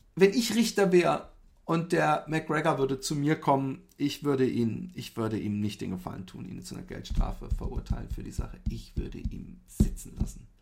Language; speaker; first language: German; early bilingual, other home language; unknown